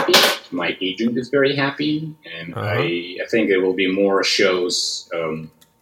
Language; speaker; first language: English; non-native, fluent; Russian